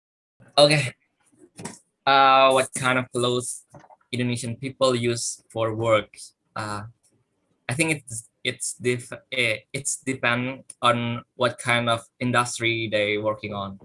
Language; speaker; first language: English; non-native, learner; Indonesian